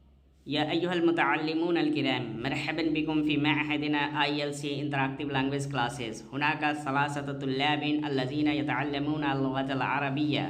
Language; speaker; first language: Arabic; non-native, fluent; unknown